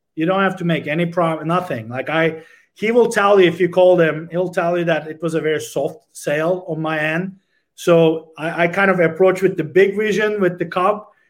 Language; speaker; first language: English; non-native, fluent; Turkish